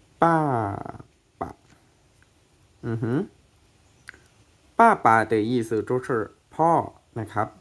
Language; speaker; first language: Chinese; non-native, fluent; Thai